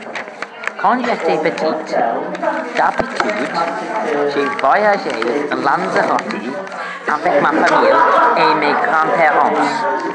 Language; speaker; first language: French; non-native, learner; English